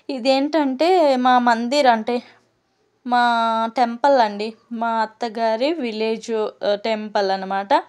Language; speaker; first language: Telugu; non-native, local second language; Lambadi